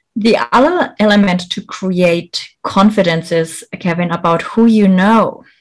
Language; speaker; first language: English; non-native, fluent; German